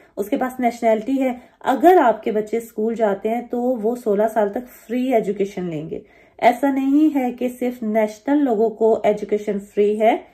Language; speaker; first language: Urdu; native; Urdu